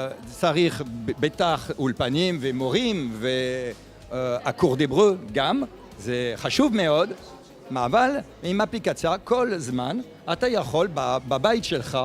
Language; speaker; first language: Hebrew; non-native, learner; French